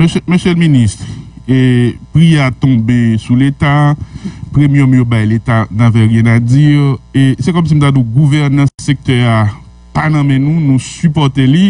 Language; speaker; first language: French; non-native, local second language; Haitian Creole